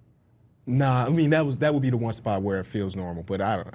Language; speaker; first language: English; native; English